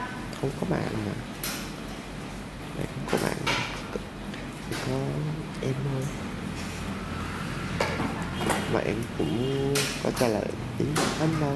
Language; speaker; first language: Vietnamese; non-native, fluent; Japanese